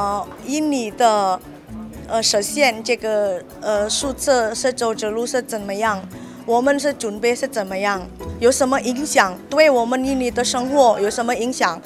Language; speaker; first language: Chinese; non-native, local second language; Indonesian